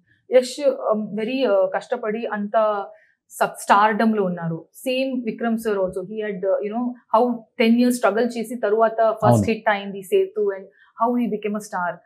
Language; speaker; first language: Telugu; non-native, learner; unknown